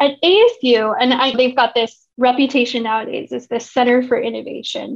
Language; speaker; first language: English; native; English